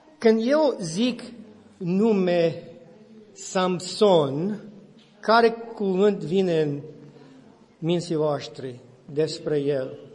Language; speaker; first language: Romanian; non-native, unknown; English